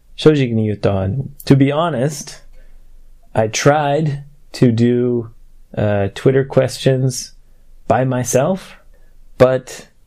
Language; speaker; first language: English; native; English